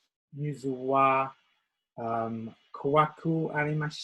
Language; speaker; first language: Japanese; non-native, learner; English